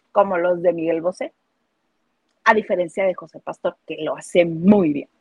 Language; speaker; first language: Spanish; native; Spanish